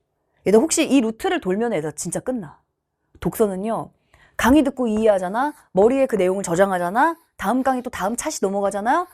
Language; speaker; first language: Korean; native; Korean